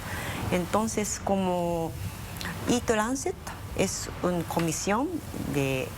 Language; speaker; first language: Spanish; non-native, fluent; Japanese